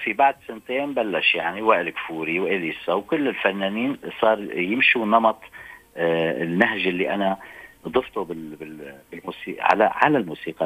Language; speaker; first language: Arabic; native; Arabic